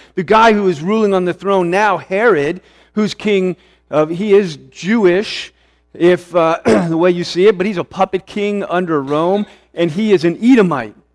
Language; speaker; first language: English; early bilingual, other home language; Swedish